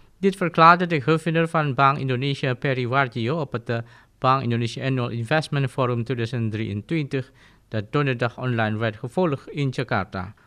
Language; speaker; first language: Dutch; non-native, fluent; Indonesian